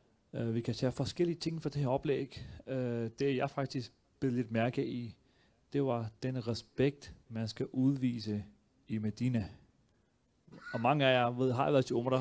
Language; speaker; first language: Danish; early bilingual, other home language; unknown